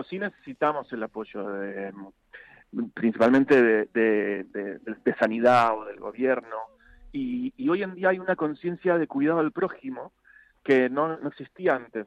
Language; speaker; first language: Spanish; native; Spanish